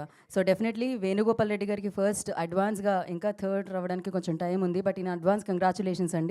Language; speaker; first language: Telugu; native; Telugu